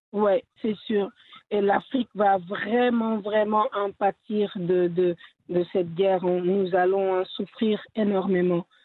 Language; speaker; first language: French; non-native, local second language; Wolof